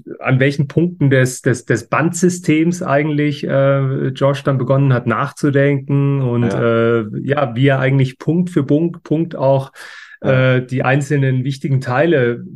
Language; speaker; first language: German; native; German